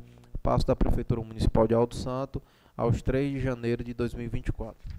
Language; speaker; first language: Portuguese; native; Portuguese